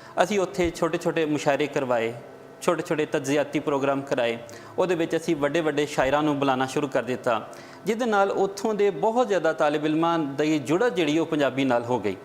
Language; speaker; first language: Punjabi; native; Punjabi